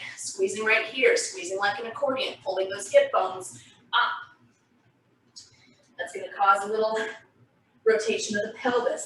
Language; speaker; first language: English; native; English